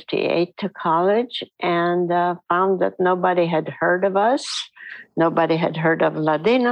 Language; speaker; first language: English; non-native, fluent; Ladino